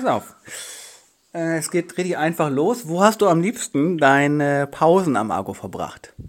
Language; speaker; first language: German; native; German